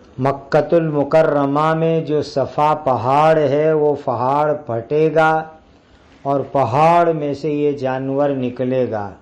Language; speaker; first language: Urdu; non-native, local second language; Gujarati